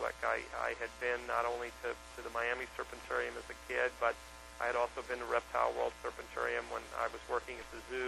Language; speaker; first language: English; native; English